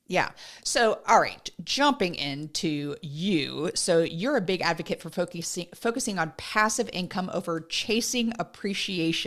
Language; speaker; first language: English; native; English